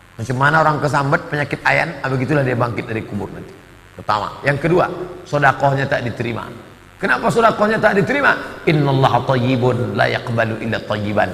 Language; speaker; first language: Indonesian; native; Indonesian